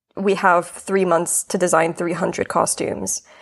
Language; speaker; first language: English; native; English